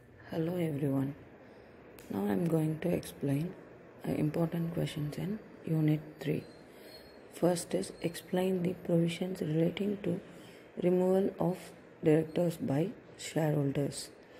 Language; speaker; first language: English; non-native, local second language; Tamil